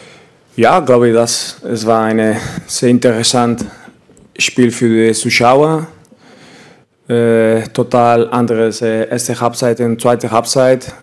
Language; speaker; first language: German; non-native, learner; Spanish